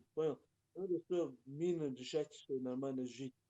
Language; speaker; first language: Russian; non-native, local second language; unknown